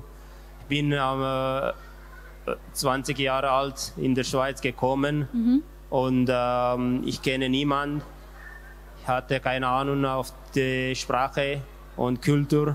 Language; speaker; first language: German; non-native, learner; Tigrinya